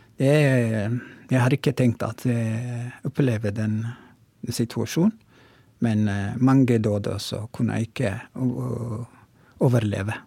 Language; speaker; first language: Norwegian; non-native, learner; Oromo